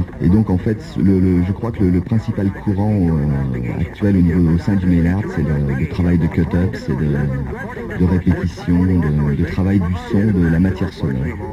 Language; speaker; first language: French; native; French